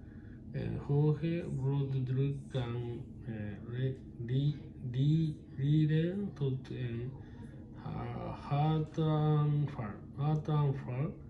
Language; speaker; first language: Dutch; non-native, learner; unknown